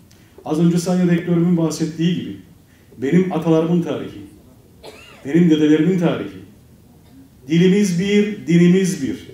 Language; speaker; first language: Turkish; native; Turkish